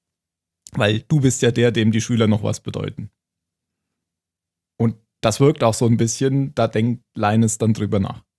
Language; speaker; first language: German; native; German